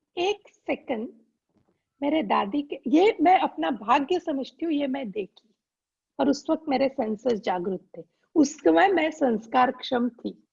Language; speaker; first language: Hindi; non-native, local second language; Gujarati